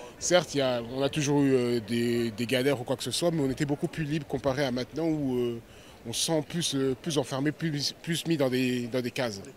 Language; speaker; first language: French; early bilingual, other home language; Lingala